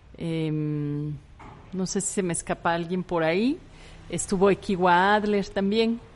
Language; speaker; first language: Spanish; native; Spanish